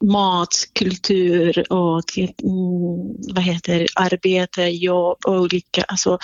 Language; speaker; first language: Swedish; non-native, fluent; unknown